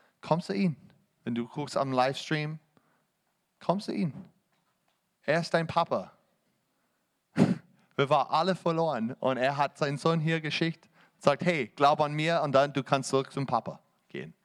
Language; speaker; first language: German; non-native, fluent; English